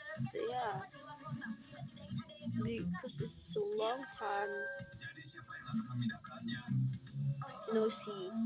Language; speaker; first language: English; non-native, learner; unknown